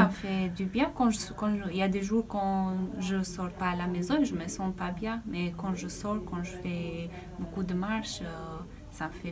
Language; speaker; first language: French; non-native, learner; Albanian